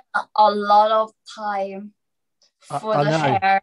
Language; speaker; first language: English; non-native, learner; Korean